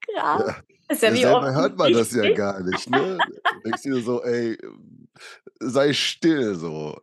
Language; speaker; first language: German; early bilingual, other home language; Portuguese